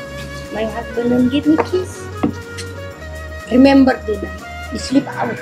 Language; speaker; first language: English; non-native, learner; Indonesian